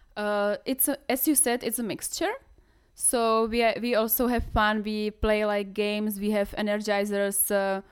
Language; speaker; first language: English; non-native, fluent; Czech